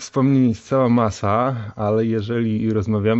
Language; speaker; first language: Polish; native; Polish